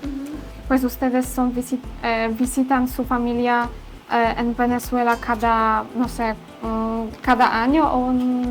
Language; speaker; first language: Spanish; non-native, learner; Polish